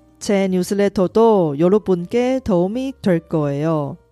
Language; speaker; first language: Korean; non-native, fluent; Chinese